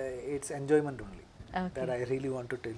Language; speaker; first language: Telugu; non-native, local second language; Malayalam